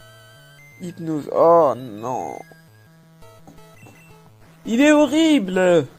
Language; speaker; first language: French; native; French